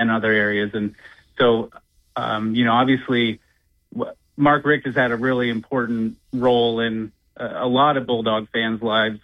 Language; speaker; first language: English; native; English